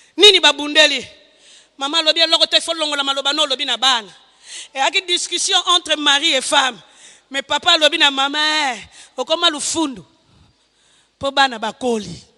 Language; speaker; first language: Lingala; non-native, local second language; Kongo